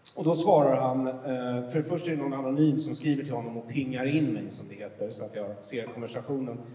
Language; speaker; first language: Swedish; native; Swedish